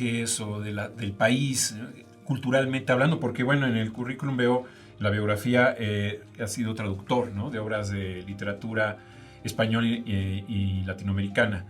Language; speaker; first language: Spanish; native; Spanish